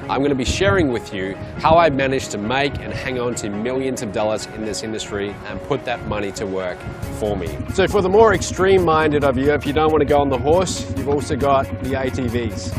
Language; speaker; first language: English; native; English